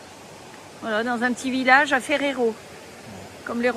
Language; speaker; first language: French; native; French